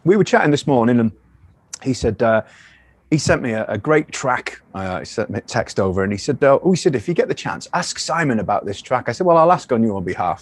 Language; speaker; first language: English; native; English